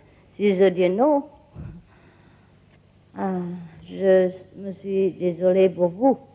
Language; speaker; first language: French; non-native, learner; Vietnamese